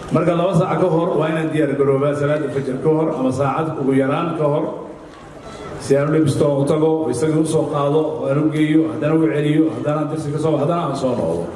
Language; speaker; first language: Somali; early bilingual, heritage; Somali